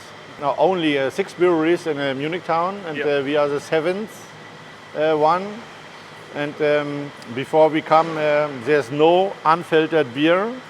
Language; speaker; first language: English; non-native, learner; German